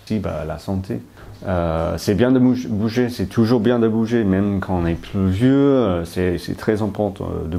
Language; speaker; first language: French; non-native, fluent; English